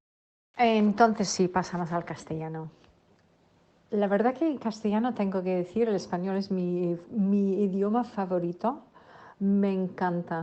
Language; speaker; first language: Spanish; non-native, fluent; English